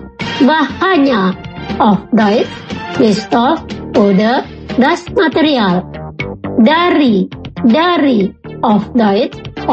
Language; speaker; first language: German; non-native, learner; Indonesian